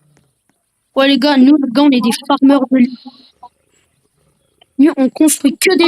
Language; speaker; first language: French; native; French